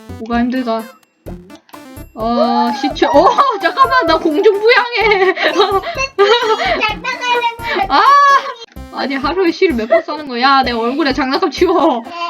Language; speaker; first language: Korean; native; Korean